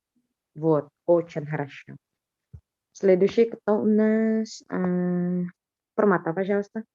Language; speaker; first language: Russian; non-native, fluent; Indonesian